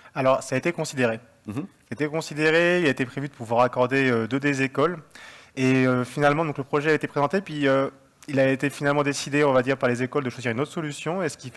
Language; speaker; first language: French; native; French